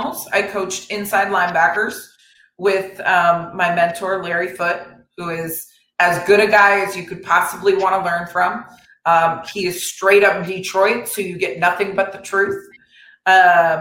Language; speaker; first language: English; native; English